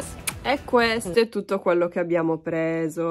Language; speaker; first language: Italian; native; Italian